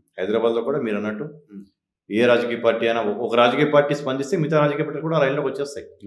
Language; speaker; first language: Telugu; native; Telugu